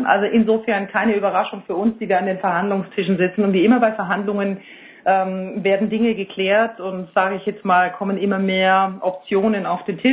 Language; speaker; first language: German; native; German